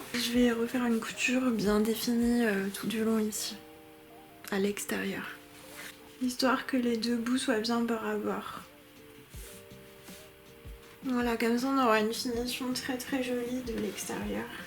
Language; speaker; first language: French; native; French